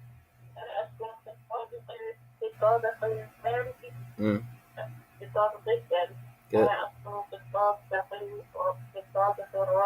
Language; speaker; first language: Arabic; non-native, learner; English